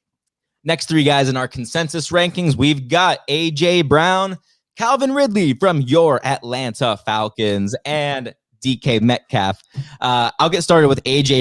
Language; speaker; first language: English; native; English